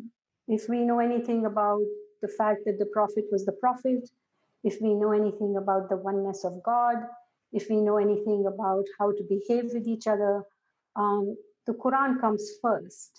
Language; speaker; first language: English; non-native, local second language; Urdu